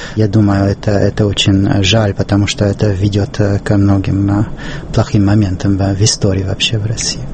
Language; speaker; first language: Russian; non-native, fluent; English